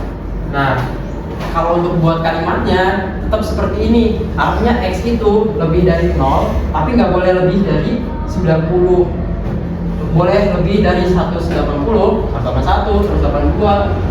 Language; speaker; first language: Indonesian; native; Indonesian